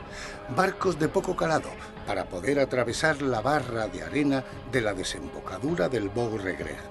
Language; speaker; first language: Spanish; native; Spanish